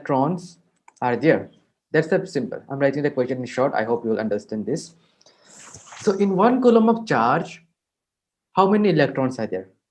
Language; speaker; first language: English; non-native, local second language; Hindi